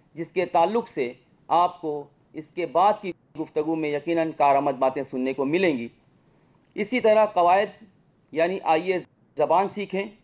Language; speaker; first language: Urdu; native; Urdu